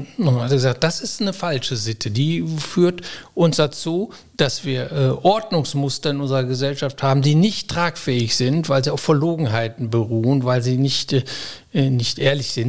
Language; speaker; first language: German; native; German